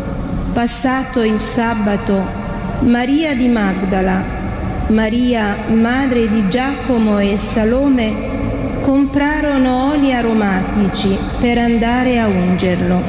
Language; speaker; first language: Italian; native; Italian